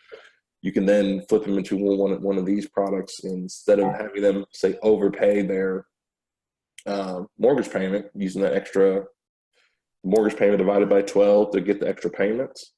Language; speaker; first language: English; native; English